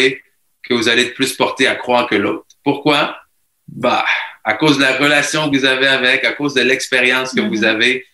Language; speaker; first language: French; native; French